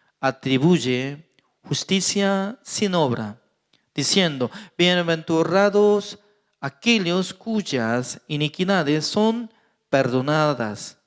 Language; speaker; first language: Spanish; non-native, fluent; Korean